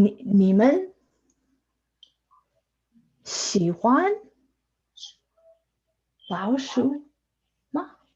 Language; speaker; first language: Chinese; non-native, fluent; English